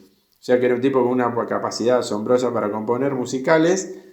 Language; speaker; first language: Spanish; native; Spanish